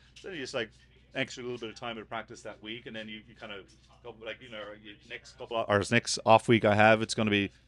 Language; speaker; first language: English; native; English